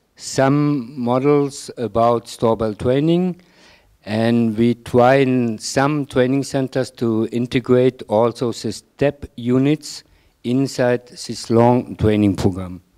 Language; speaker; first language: English; non-native, fluent; German